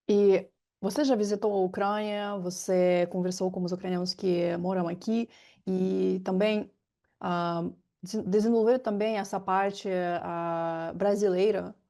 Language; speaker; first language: Portuguese; non-native, fluent; Ukrainian